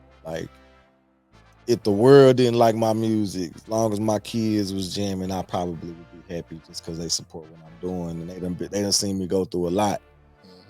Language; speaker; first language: English; native; English